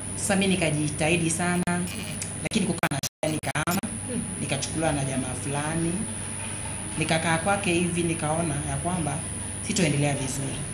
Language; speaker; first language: Swahili; non-native, local second language; Kamba